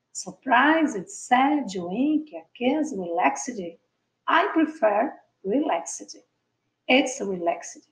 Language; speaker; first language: English; non-native, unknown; Portuguese